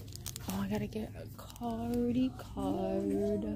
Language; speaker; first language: English; native; English